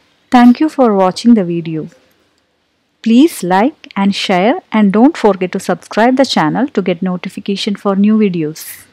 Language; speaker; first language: English; non-native, local second language; Malayalam